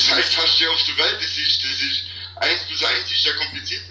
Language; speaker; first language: German; native; German